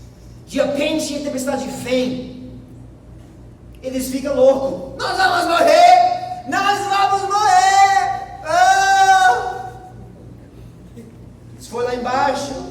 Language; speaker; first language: Portuguese; non-native, fluent; English